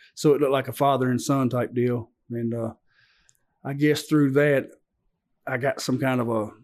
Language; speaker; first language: English; native; English